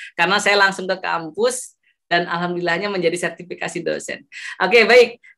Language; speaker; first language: Indonesian; non-native, local second language; Javanese